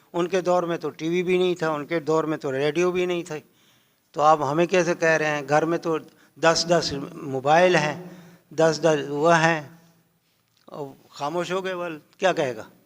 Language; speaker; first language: Urdu; native; Urdu